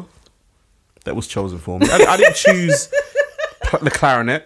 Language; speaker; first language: English; native; English